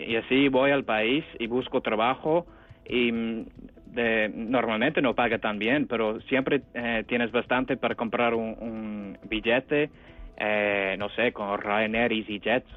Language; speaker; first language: Spanish; non-native, fluent; English